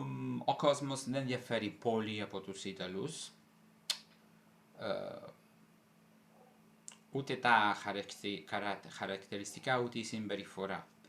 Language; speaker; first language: Greek; non-native, fluent; Italian